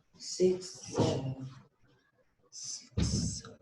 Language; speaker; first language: English; non-native, learner; Vietnamese